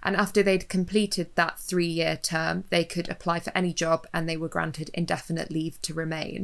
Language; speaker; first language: English; native; English